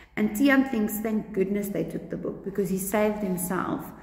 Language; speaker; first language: English; non-native, local second language; Afrikaans